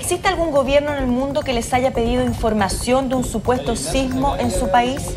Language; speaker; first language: Spanish; native; Spanish